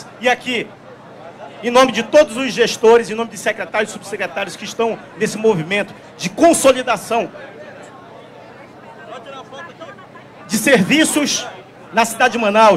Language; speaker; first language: Portuguese; native; Portuguese